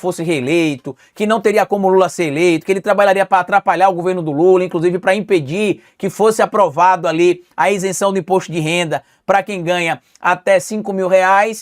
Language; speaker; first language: Portuguese; native; Portuguese